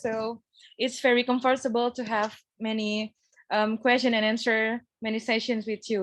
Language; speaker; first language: English; non-native, fluent; Indonesian